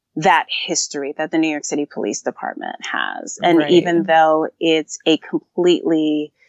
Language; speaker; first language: English; native; English